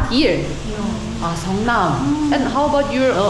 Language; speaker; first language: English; non-native, learner; Korean